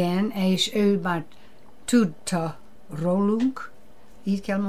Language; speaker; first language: Hungarian; non-native, fluent; English